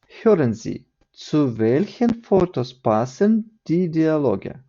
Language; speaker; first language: German; non-native, fluent; Ukrainian